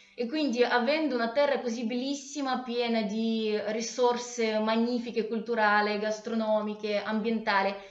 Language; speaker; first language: Italian; non-native, fluent; Russian